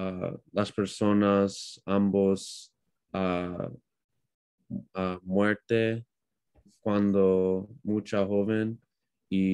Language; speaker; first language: Spanish; non-native, learner; English